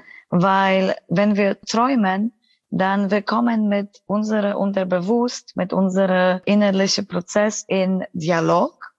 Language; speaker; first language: German; non-native, fluent; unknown